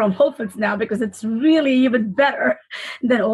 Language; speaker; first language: English; non-native, local second language; Hindi